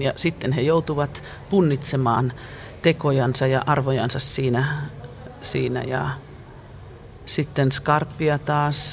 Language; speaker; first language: Finnish; native; Finnish